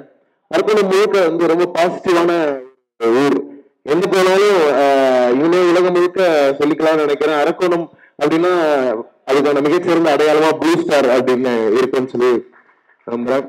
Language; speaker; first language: Tamil; native; Tamil